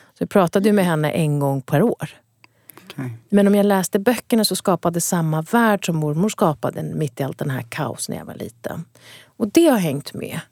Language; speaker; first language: Swedish; early bilingual, other home language; Kurdish